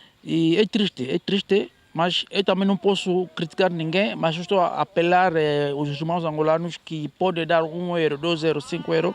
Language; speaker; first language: Portuguese; native; Portuguese